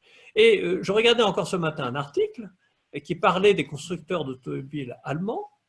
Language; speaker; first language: French; native; French